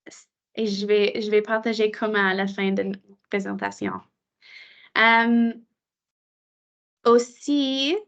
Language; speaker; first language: French; non-native, local second language; English